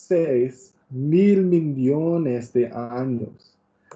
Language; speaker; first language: Spanish; non-native, learner; English